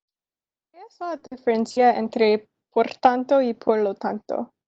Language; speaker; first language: Spanish; non-native, learner; English